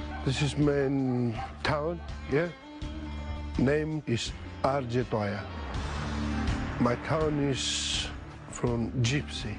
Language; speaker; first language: English; non-native, learner; Romanian